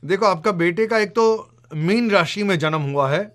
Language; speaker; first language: Hindi; non-native, local second language; Gujarati